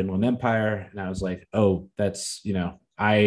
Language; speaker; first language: English; native; English